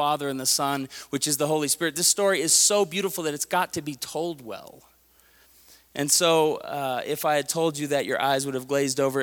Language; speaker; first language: English; native; English